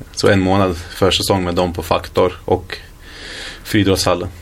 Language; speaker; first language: Swedish; early bilingual, other home language; Kurdish